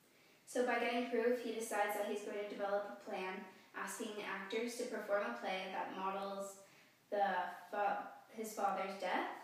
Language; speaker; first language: English; native; English